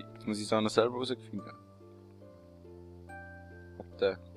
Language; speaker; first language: German; native; German